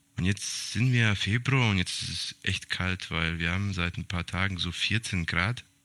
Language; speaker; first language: German; early bilingual, other home language; Serbian